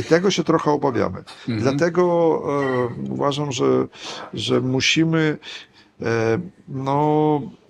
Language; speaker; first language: Polish; non-native, fluent; Ukrainian